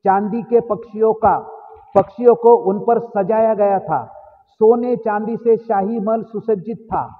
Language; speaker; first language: Hindi; non-native, local second language; Marathi